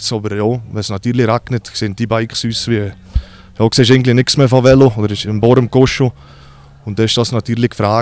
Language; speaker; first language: German; native; German